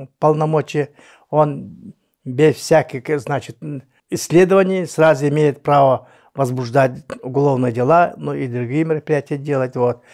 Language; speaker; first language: Russian; non-native, local second language; Yakut